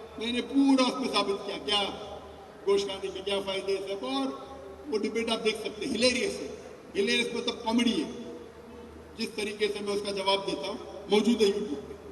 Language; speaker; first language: Urdu; non-native, local second language; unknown